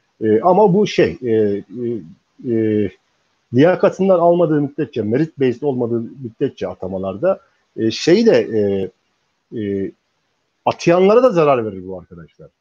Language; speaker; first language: Turkish; native; Turkish